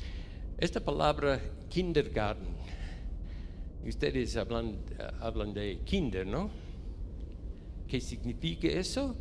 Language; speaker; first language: Spanish; non-native, fluent; English